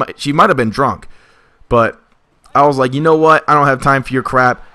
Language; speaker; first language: English; native; English